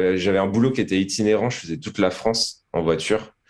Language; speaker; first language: French; native; French